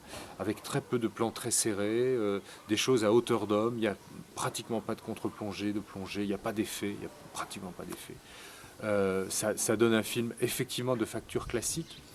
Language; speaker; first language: French; native; French